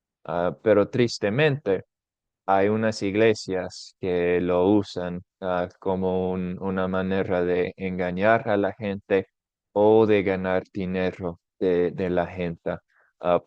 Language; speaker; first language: Spanish; non-native, fluent; English